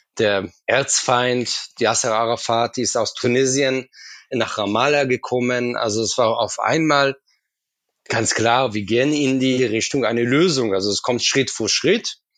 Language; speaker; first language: German; non-native, fluent; Hebrew